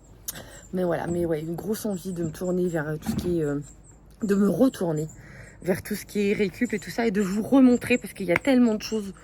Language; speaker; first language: French; native; French